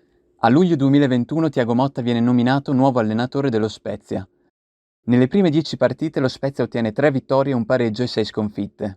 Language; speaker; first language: Italian; native; Italian